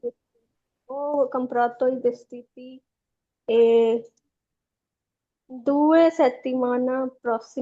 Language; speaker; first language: Italian; non-native, learner; Urdu